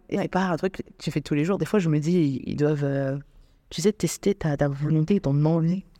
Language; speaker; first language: French; native; French